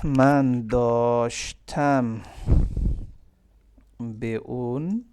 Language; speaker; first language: Persian; non-native, fluent; Urdu